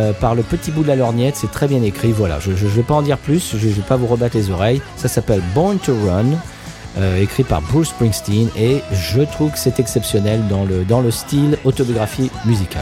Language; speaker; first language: French; native; French